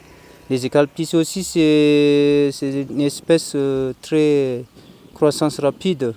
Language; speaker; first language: French; non-native, local second language; Malagasy